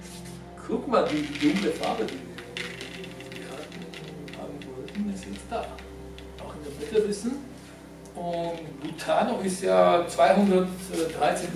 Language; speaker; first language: German; non-native, fluent; Georgian